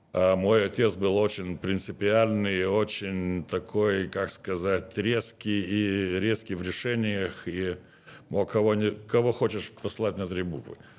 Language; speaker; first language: Russian; non-native, local second language; Lithuanian